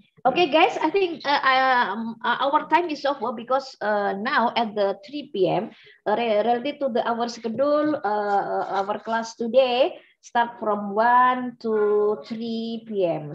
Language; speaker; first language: English; non-native, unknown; Indonesian